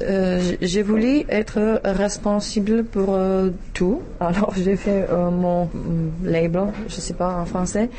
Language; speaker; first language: French; non-native, learner; Czech